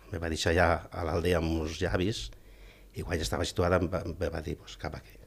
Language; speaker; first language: Catalan; early bilingual, other home language; Galician